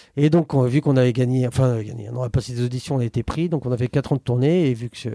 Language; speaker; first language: French; native; French